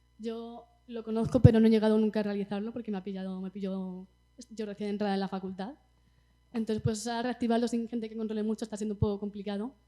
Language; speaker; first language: Spanish; native; Spanish